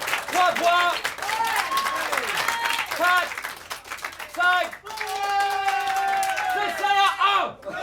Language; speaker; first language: French; native; French